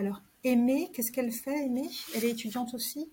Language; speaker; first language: French; native; French